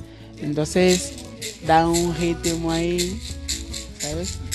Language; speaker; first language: Spanish; non-native, fluent; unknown